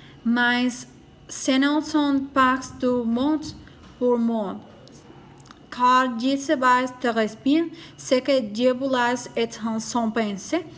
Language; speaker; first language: French; non-native, learner; Spanish